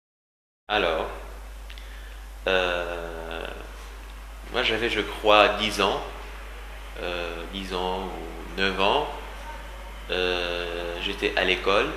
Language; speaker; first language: French; non-native, fluent; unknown